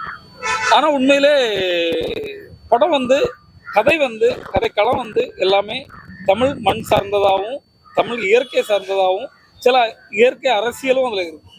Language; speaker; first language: Tamil; native; Tamil